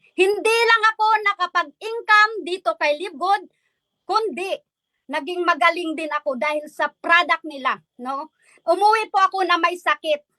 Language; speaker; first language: Filipino; non-native, local second language; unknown